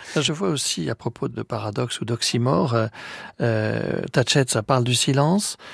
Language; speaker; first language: French; native; French